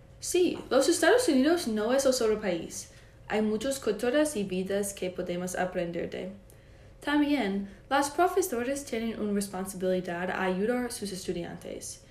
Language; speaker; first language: Spanish; non-native, learner; English